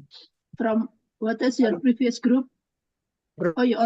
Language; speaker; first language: English; non-native, learner; Indonesian